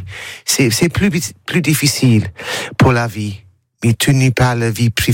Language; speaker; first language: French; non-native, learner; English